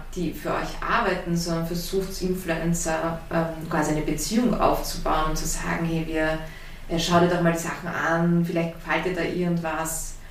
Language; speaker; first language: German; early bilingual, heritage; German